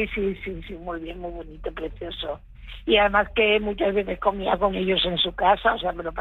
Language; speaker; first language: Spanish; native; Spanish